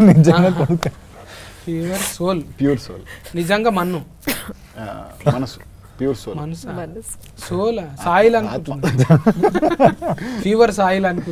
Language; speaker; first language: Telugu; native; Telugu